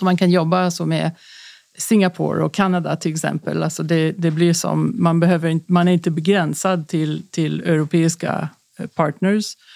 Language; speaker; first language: Swedish; non-native, fluent; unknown